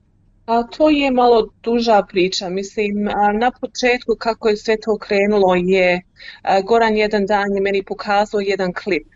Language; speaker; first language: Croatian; early bilingual, heritage; Croatian